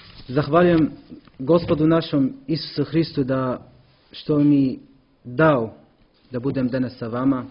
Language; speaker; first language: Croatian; non-native, learner; Arabic